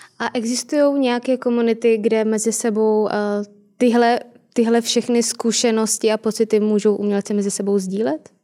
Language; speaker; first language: Czech; native; Czech